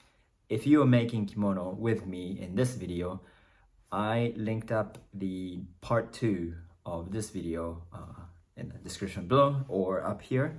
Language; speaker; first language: English; non-native, fluent; Japanese